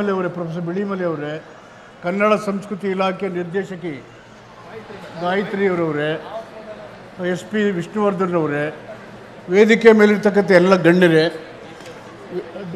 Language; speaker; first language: Kannada; native; Kannada